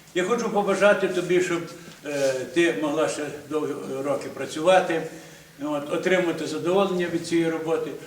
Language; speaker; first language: Ukrainian; native; Ukrainian